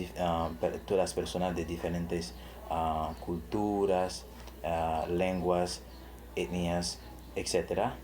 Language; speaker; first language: Spanish; non-native, fluent; Haitian Creole